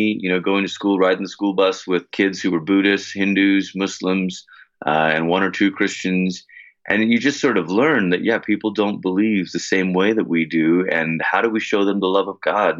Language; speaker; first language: English; native; English